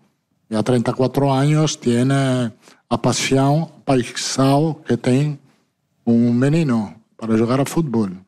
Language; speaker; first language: Spanish; non-native, fluent; Italian